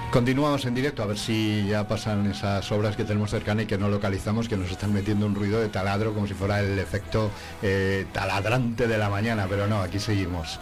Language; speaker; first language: Spanish; native; Spanish